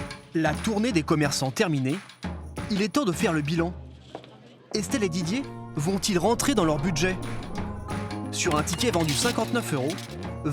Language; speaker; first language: French; native; French